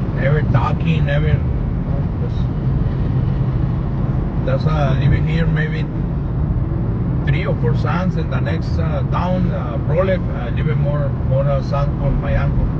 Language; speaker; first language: English; non-native, learner; Spanish